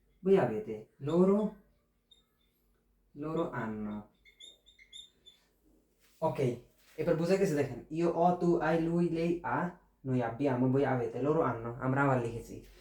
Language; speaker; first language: Italian; non-native, fluent; Bangla